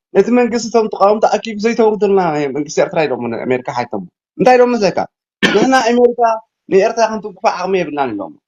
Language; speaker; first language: Tigrinya; native; Tigrinya